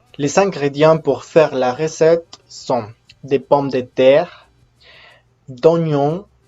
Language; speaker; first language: French; non-native, fluent; Spanish